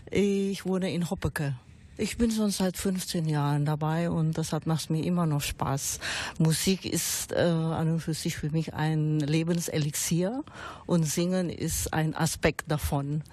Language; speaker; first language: German; non-native, fluent; Indonesian